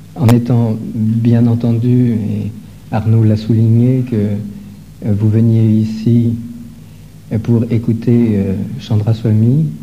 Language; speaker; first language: French; native; French